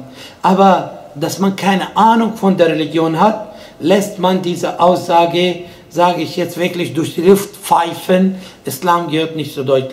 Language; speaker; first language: German; non-native, fluent; Arabic